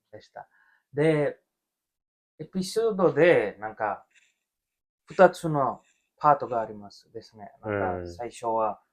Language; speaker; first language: Japanese; non-native, learner; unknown